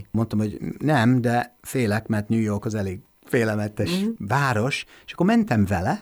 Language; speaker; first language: Hungarian; non-native, fluent; English